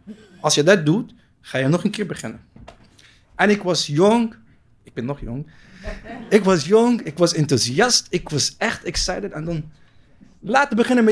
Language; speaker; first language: Dutch; non-native, learner; Arabic